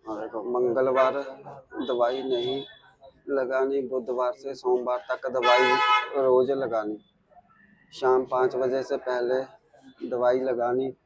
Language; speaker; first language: Hindi; non-native, local second language; Punjabi